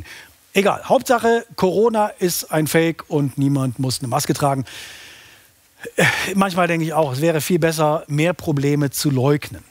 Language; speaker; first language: German; native; German